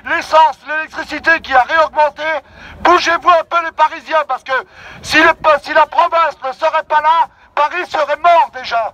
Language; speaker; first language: French; native; French